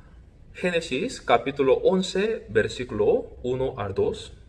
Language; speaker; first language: Spanish; non-native, fluent; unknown